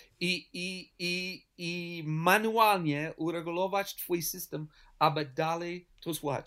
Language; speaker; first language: Polish; non-native, learner; English